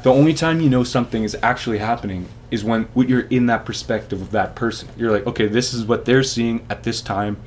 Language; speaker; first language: English; native; English